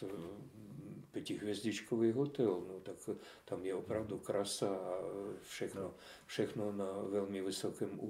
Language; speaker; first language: Czech; non-native, fluent; Russian